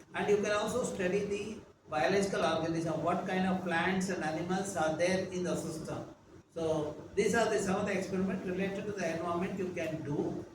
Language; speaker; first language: English; non-native, local second language; Kannada